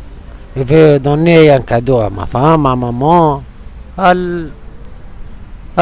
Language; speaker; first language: French; non-native, learner; Arabic